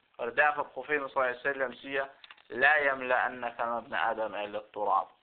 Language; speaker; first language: Danish; non-native, fluent; Arabic